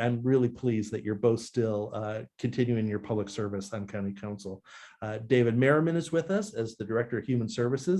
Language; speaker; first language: English; native; English